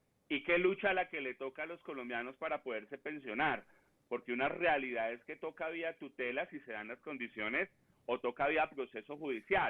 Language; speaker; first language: Spanish; native; Spanish